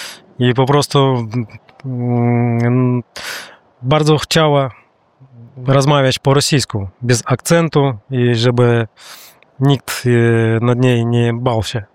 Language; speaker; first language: Polish; non-native, learner; Russian